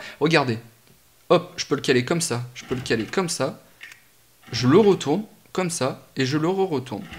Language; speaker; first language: French; native; French